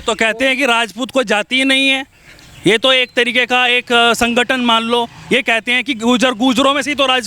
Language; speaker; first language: Hindi; native; Hindi